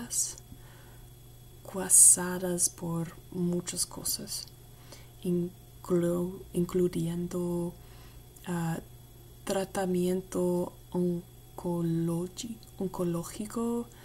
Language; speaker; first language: Spanish; non-native, learner; English